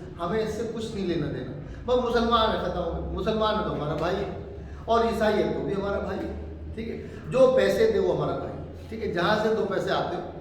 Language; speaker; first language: Urdu; native; Urdu